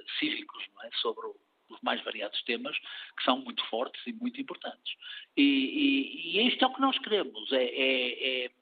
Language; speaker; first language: Portuguese; native; Portuguese